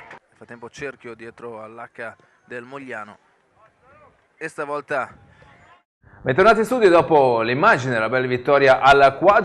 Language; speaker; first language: Italian; native; Italian